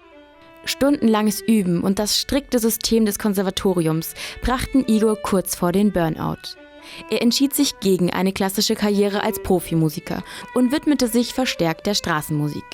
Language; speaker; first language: German; native; German